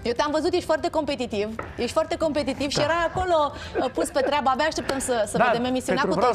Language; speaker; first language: Romanian; native; Romanian